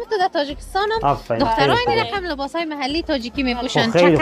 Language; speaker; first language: Persian; native; Persian